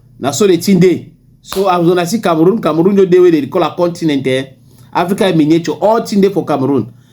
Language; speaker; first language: Nigerian Pidgin; native; Nigerian Pidgin